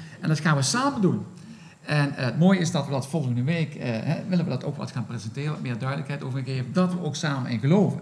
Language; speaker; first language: Dutch; native; Dutch